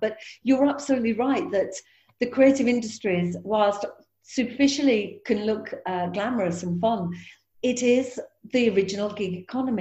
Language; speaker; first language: English; native; English